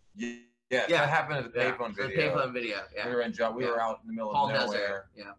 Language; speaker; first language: English; native; English